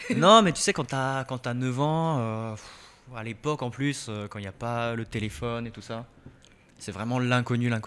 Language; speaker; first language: French; early bilingual, other home language; Korean